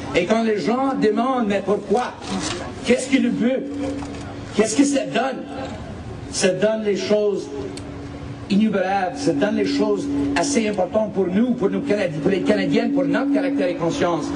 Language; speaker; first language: French; non-native, fluent; English